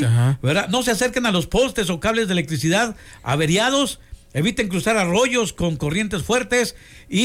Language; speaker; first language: Spanish; native; Spanish